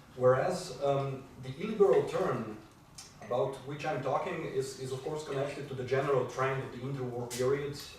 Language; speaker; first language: English; non-native, fluent; Slovenian